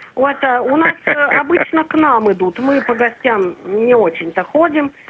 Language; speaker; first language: Russian; native; Russian